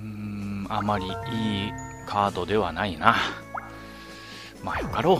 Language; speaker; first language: Japanese; native; Japanese